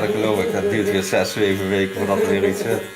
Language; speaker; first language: Dutch; native; Dutch